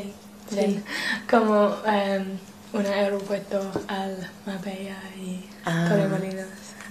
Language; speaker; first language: Spanish; non-native, learner; English